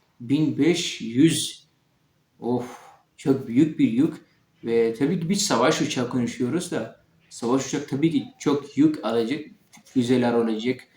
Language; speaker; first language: Turkish; non-native, learner; Urdu